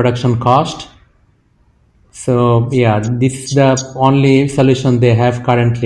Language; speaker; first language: English; non-native, local second language; Bangla